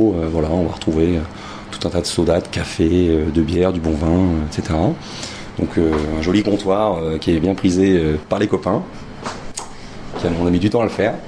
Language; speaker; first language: French; native; French